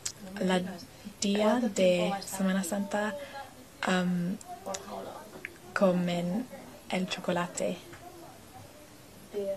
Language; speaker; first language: Spanish; non-native, learner; English